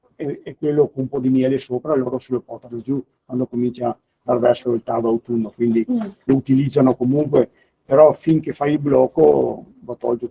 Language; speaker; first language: Italian; native; Italian